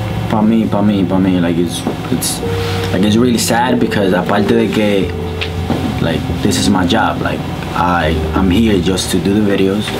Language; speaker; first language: English; non-native, fluent; Spanish